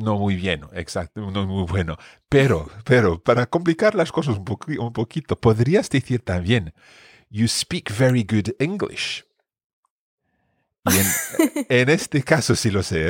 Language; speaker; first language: Spanish; non-native, fluent; English